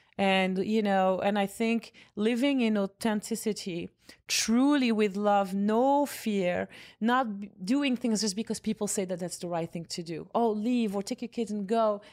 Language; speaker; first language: English; non-native, fluent; Arabic